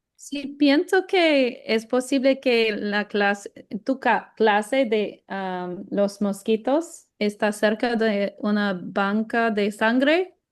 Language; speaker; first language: Spanish; non-native, learner; English